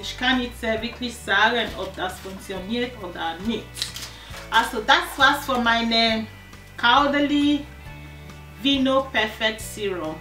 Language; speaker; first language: German; non-native, learner; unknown